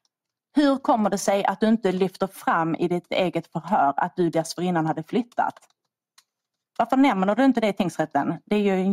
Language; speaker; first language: Swedish; native; Swedish